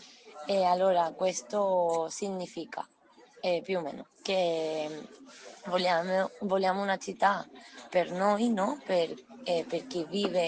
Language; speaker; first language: Italian; non-native, learner; Spanish